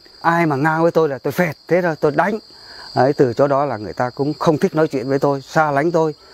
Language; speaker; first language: Vietnamese; non-native, local second language; Tày